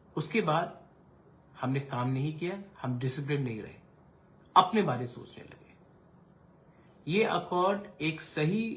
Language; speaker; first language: Hindi; non-native, local second language; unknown